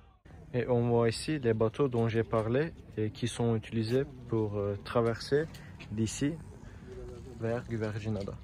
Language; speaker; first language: French; non-native, learner; Turkish